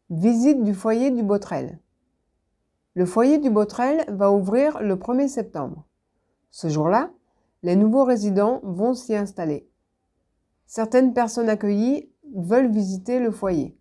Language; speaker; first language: French; native; French